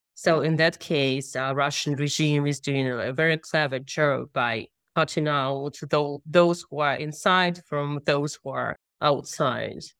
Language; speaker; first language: English; non-native, fluent; Russian